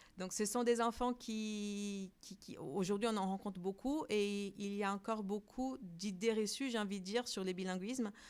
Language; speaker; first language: French; non-native, fluent; Portuguese